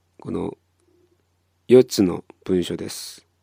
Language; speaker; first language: Japanese; non-native, fluent; Korean